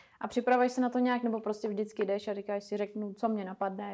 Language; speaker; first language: Czech; native; Czech